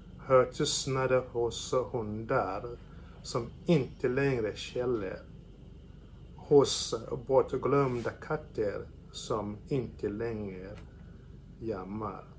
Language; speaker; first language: Swedish; non-native, fluent; French